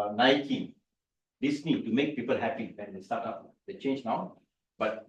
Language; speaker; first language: English; non-native, local second language; Tamil